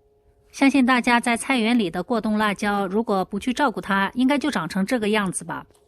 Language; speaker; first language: Chinese; native; Chinese